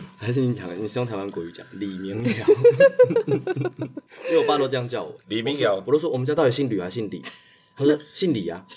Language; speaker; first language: Chinese; native; Chinese